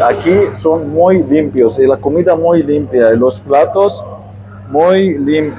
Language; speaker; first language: Spanish; non-native, fluent; Arabic